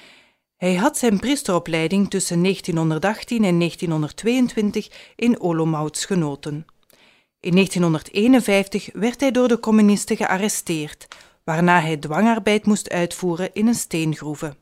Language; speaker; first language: Dutch; native; Dutch